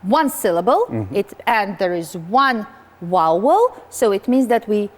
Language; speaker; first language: English; non-native, fluent; Georgian